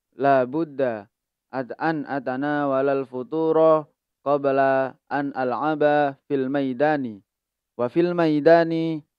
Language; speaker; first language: Arabic; non-native, learner; Indonesian